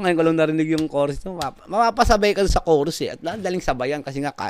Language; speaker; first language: Filipino; native; Filipino